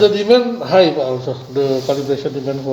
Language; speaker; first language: English; non-native, learner; Indonesian